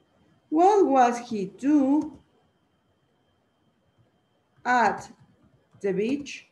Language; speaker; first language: English; non-native, learner; Spanish